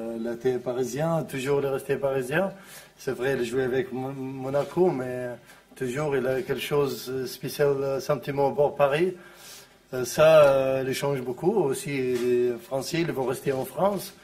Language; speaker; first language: French; non-native, learner; Arabic